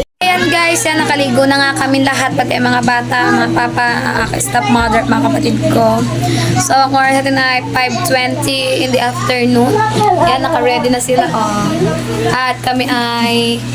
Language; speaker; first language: Filipino; native; Filipino